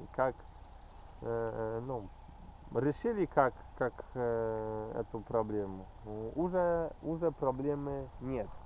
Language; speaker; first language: Russian; non-native, fluent; Polish